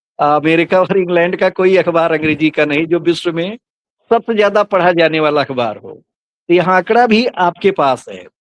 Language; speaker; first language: Hindi; native; Hindi